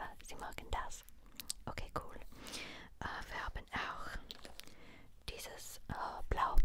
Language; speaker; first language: German; non-native, learner; English